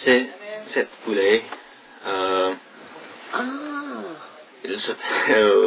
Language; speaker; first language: French; non-native, learner; English